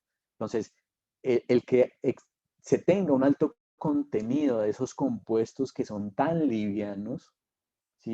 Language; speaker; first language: Spanish; native; Spanish